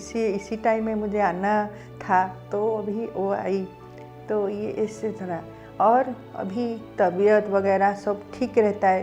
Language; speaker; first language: Hindi; non-native, local second language; Odia